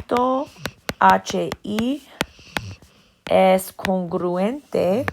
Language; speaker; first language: Spanish; non-native, fluent; English